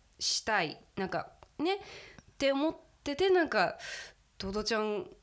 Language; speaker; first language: Japanese; early bilingual, heritage; Japanese